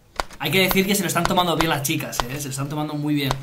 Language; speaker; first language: Spanish; native; Spanish